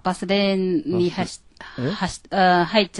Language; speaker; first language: Japanese; non-native, fluent; Chinese